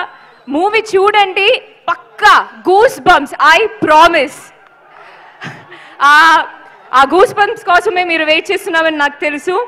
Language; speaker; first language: Telugu; non-native, learner; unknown